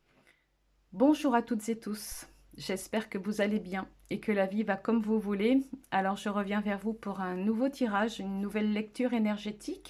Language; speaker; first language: French; native; French